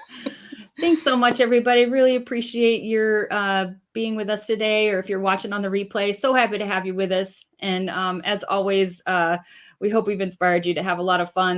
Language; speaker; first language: English; native; English